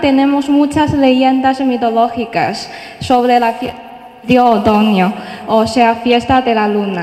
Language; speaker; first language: Spanish; non-native, fluent; Chinese